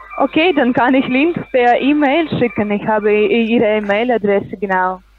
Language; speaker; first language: German; non-native, learner; Russian